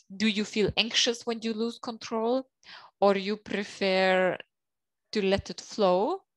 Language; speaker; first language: English; non-native, fluent; Lithuanian